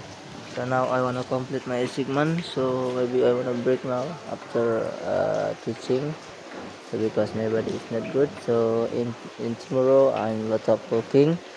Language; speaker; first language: English; non-native, learner; Indonesian